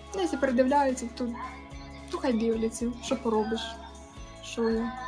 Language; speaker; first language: Ukrainian; non-native, local second language; Russian